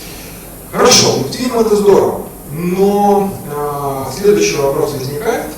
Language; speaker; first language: Russian; native; Russian